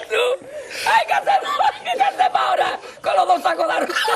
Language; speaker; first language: Spanish; native; Spanish